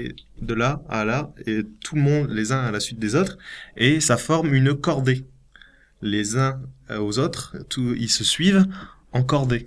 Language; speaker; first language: French; native; French